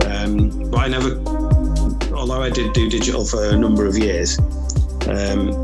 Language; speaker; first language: English; native; English